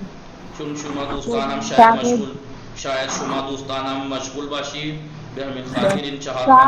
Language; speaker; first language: Persian; non-native, fluent; Urdu